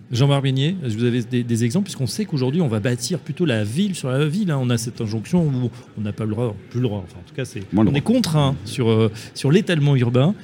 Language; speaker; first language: French; native; French